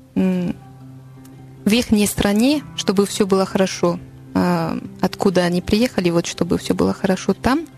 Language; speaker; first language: Russian; non-native, learner; French